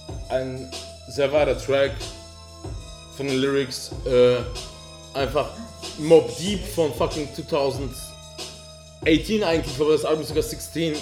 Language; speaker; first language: German; native; German